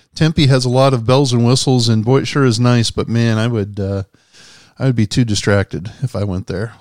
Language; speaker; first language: English; native; English